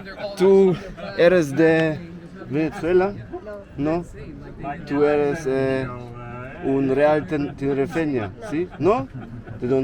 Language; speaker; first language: Spanish; non-native, learner; German